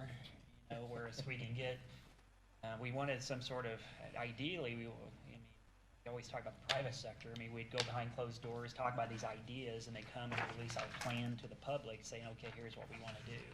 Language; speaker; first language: English; native; English